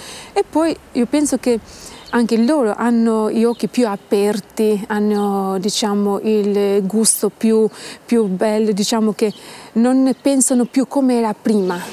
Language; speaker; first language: Italian; non-native, learner; Albanian